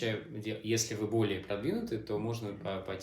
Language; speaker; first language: Russian; native; Russian